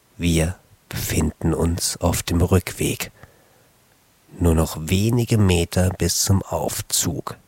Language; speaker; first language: German; native; German